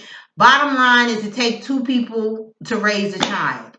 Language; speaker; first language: English; native; English